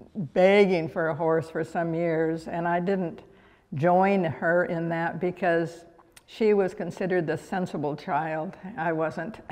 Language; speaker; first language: English; native; English